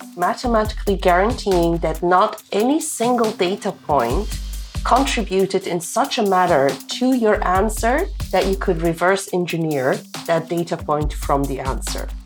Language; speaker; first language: English; non-native, fluent; Dutch